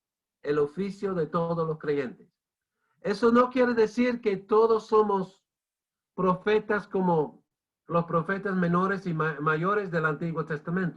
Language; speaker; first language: Spanish; non-native, fluent; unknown